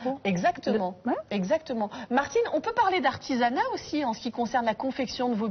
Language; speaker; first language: French; native; French